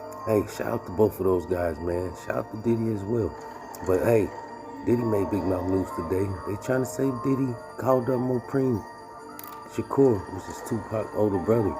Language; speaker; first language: English; native; English